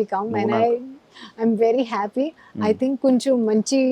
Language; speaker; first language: Telugu; non-native, learner; Hindi